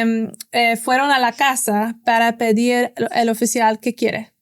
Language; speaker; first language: Spanish; non-native, fluent; English